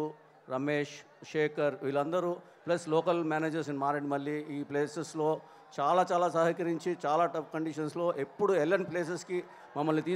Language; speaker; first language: Telugu; native; Telugu